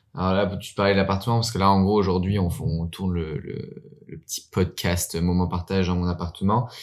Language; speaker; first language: French; early bilingual, heritage; French